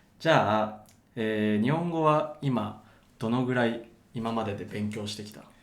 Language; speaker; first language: Japanese; native; Japanese